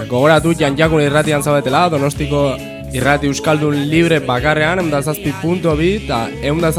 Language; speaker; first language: Basque; native; Basque